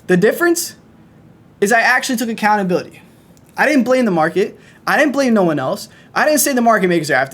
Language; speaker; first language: English; native; English